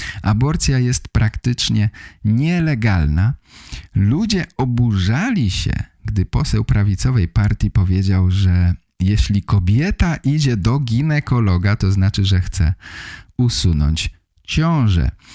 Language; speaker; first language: Polish; native; Polish